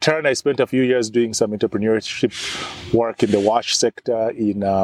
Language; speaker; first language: English; non-native, local second language; Ganda